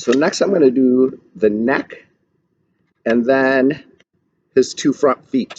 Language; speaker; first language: English; native; English